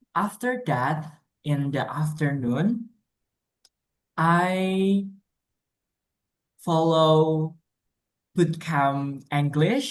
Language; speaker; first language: English; non-native, learner; Indonesian